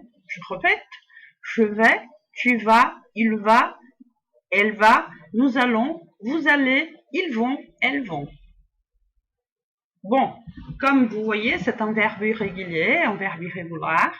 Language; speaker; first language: French; non-native, fluent; Portuguese